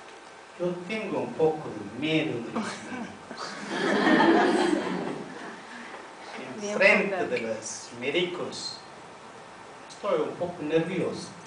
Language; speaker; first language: Spanish; non-native, fluent; Tamil